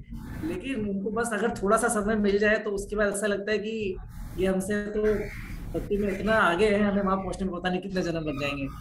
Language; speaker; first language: Hindi; native; Hindi